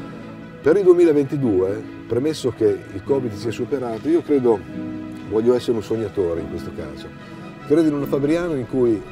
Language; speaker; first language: Italian; native; Italian